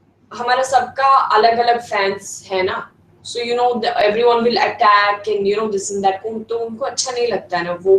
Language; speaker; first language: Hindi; non-native, fluent; Swedish